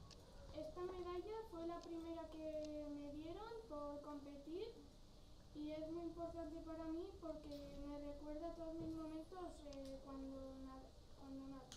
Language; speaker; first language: Spanish; non-native, local second language; Basque